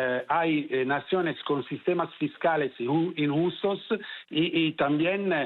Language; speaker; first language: Spanish; non-native, fluent; Italian